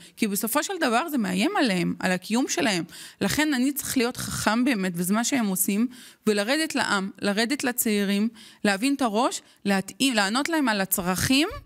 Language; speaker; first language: Hebrew; non-native, local second language; Arabic